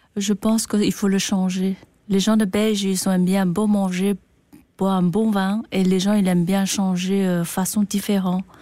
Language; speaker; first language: French; non-native, learner; Chinese